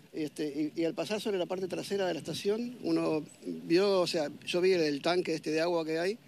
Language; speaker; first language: Spanish; native; Spanish